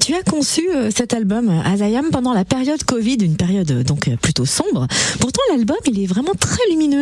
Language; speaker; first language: French; native; French